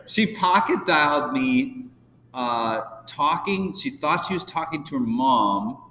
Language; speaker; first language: English; native; English